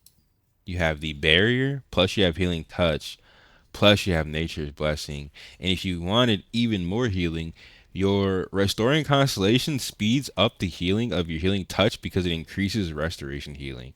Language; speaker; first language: English; native; English